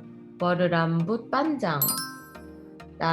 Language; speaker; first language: Indonesian; non-native, learner; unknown